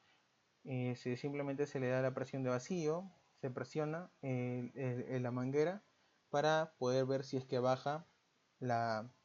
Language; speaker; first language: Spanish; native; Spanish